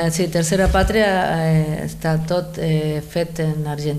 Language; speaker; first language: Catalan; non-native, fluent; Spanish